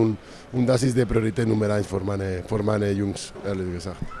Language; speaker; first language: German; non-native, fluent; Spanish